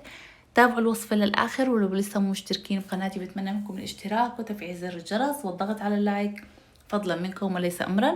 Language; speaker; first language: Arabic; native; Arabic